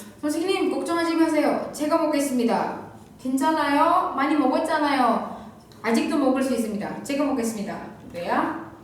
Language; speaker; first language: Korean; non-native, fluent; Indonesian